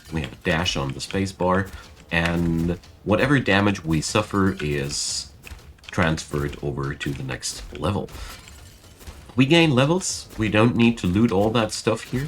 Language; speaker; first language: English; non-native, fluent; German